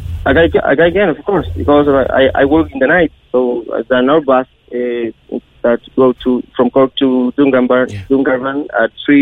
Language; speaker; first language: English; non-native, learner; Spanish